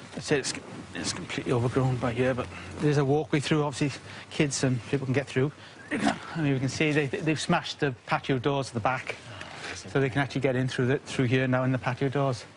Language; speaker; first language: English; native; English